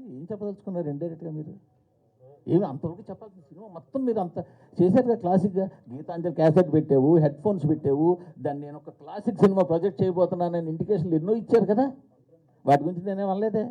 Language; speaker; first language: Telugu; native; Telugu